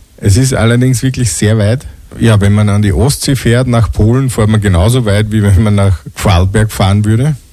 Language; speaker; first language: German; native; German